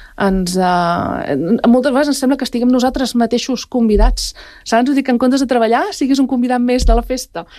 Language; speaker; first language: Catalan; native; Catalan